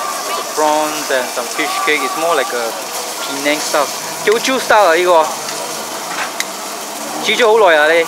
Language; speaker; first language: English; non-native, local second language; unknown